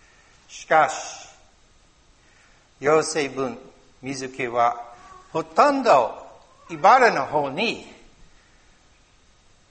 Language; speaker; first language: Japanese; non-native, learner; English